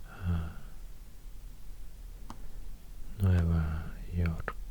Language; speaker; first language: Spanish; non-native, learner; Swedish